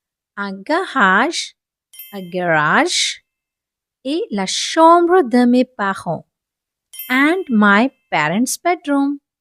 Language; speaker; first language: French; non-native, fluent; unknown